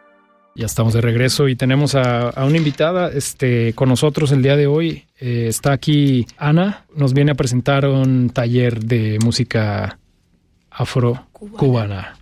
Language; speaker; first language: Spanish; native; Spanish